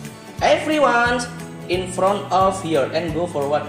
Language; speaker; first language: English; non-native, learner; Indonesian